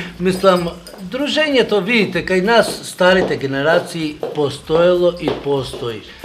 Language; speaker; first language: Macedonian; non-native, local second language; Albanian